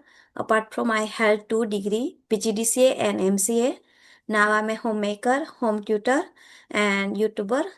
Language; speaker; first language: English; non-native, learner; Gujarati